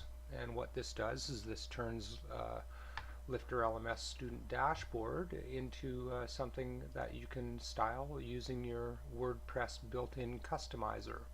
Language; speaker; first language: English; native; English